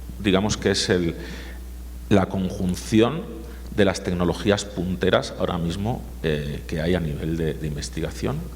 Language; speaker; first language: Spanish; native; Spanish